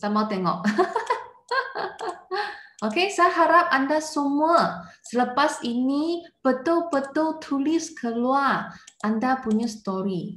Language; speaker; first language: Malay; non-native, local second language; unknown